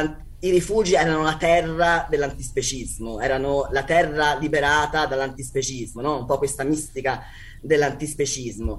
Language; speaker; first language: Italian; native; Italian